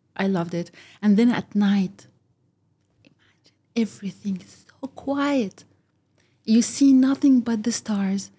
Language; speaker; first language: English; early bilingual, other home language; Arabic